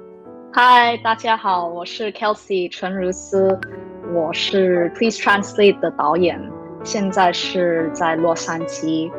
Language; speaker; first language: Chinese; early bilingual, heritage; English